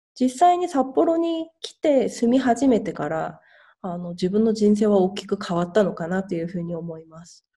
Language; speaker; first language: Japanese; non-native, fluent; Korean